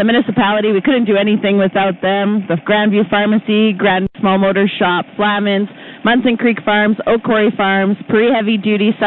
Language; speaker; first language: English; native; English